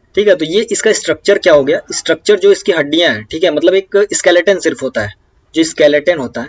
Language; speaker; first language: Hindi; native; Hindi